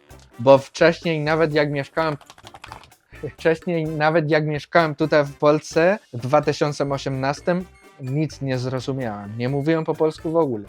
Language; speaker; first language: Polish; non-native, fluent; Spanish